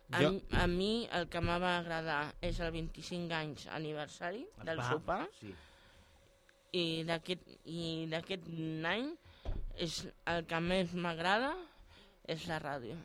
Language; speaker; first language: Catalan; non-native, local second language; Spanish